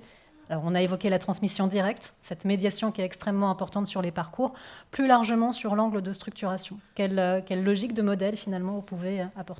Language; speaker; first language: French; native; French